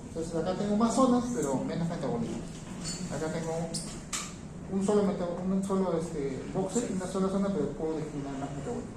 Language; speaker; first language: Spanish; native; Spanish